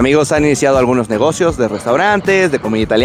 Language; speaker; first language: Spanish; native; Spanish